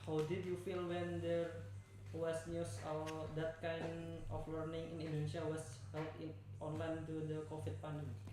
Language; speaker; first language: English; non-native, learner; Indonesian